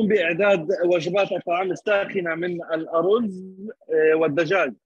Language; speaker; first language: Arabic; native; Arabic